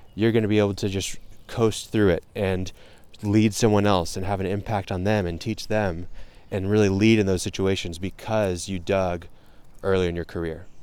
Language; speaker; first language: English; native; English